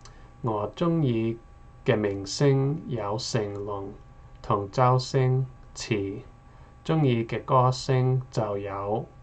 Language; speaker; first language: Cantonese; non-native, learner; English